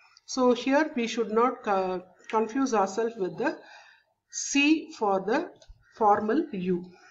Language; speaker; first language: English; non-native, local second language; Tamil